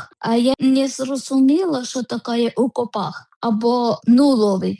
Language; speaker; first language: Ukrainian; non-native, learner; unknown